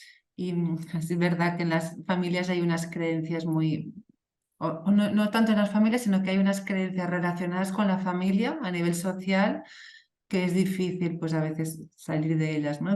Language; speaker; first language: Spanish; non-native, local second language; Catalan